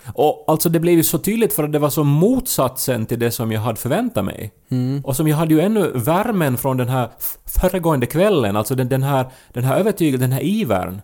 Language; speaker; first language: Swedish; native; Swedish